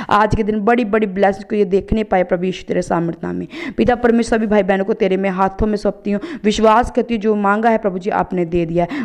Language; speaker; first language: Hindi; non-native, local second language; Punjabi